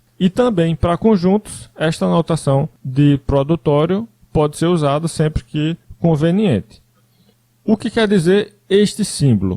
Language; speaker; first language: Portuguese; native; Portuguese